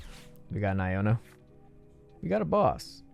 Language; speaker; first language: English; native; English